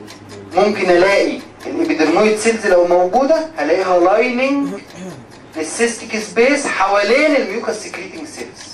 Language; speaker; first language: Arabic; native; Arabic